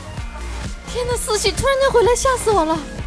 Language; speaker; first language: Chinese; native; Chinese